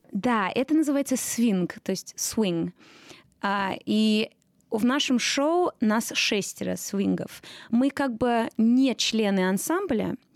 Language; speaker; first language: Russian; early bilingual, heritage; Russian